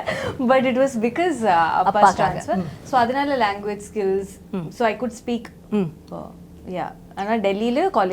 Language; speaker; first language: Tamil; non-native, fluent; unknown